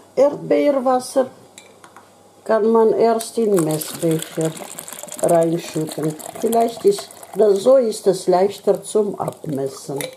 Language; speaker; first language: German; non-native, local second language; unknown